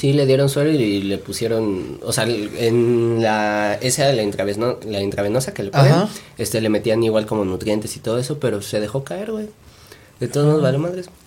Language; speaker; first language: Spanish; native; Spanish